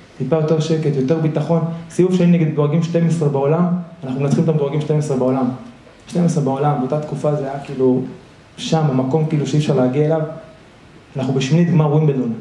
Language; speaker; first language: Hebrew; early bilingual, other home language; Spanish